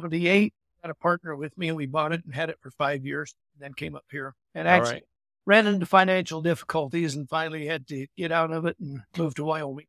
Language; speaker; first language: English; native; English